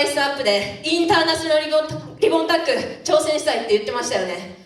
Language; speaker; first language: Japanese; native; Japanese